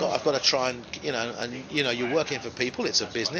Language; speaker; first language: English; native; English